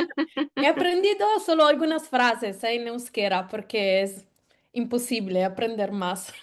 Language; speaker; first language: Spanish; non-native, fluent; Italian